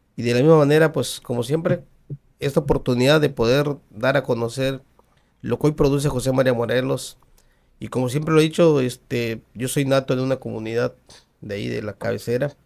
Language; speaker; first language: Spanish; native; Spanish